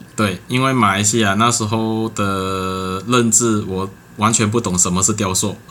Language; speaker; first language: Chinese; non-native, local second language; Cantonese